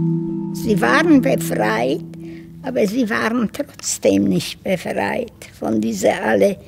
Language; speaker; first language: German; non-native, fluent; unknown